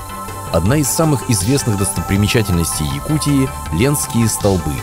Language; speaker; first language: Russian; native; Russian